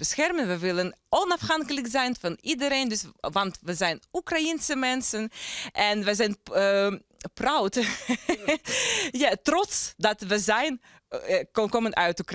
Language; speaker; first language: Dutch; non-native, learner; Ukrainian